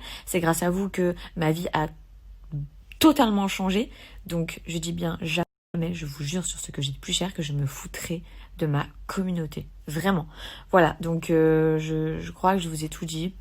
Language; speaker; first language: French; native; French